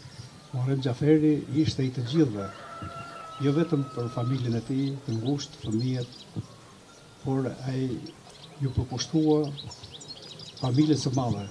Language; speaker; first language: Albanian; native; Albanian